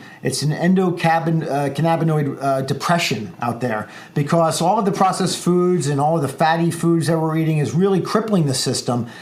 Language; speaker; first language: English; native; English